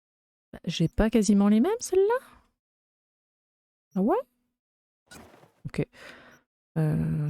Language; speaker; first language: French; native; French